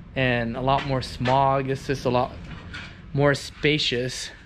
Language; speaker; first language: English; early bilingual, other home language; Vietnamese